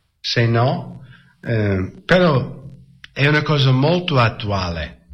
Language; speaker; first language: Italian; non-native, fluent; English